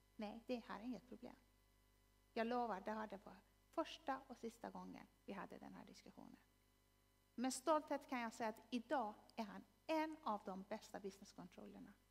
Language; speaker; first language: Swedish; non-native, fluent; Persian